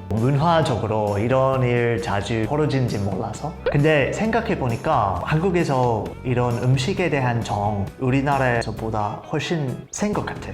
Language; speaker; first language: Korean; non-native, fluent; English